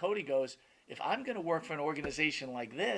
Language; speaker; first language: English; native; English